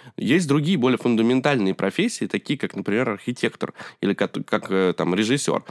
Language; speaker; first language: Russian; native; Russian